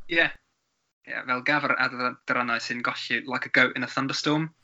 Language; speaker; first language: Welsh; non-native, learner; English